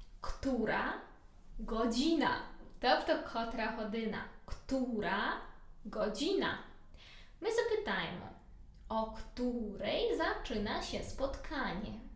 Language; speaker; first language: Polish; non-native, learner; Ukrainian